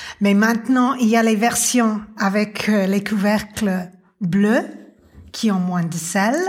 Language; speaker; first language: French; non-native, fluent; English